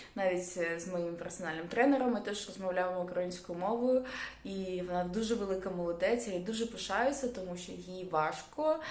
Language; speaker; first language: Ukrainian; non-native, local second language; Russian